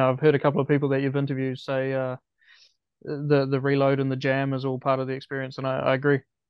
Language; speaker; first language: English; native; English